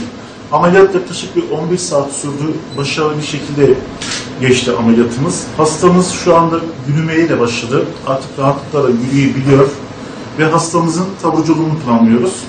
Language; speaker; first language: Turkish; native; Turkish